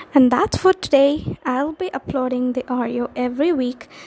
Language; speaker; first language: English; non-native, local second language; Telugu